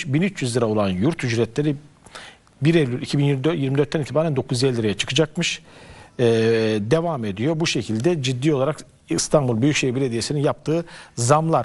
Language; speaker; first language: Turkish; native; Turkish